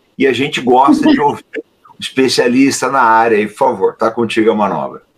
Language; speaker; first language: Portuguese; native; Portuguese